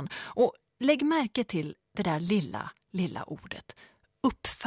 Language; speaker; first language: Swedish; native; Swedish